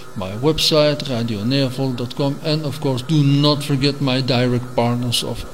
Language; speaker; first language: English; non-native, fluent; Dutch